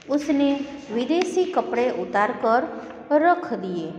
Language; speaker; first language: Hindi; non-native, local second language; Gujarati